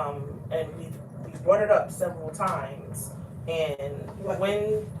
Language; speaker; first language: English; native; English